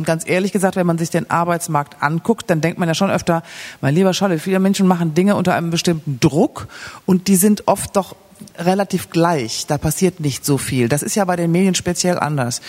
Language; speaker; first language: German; native; German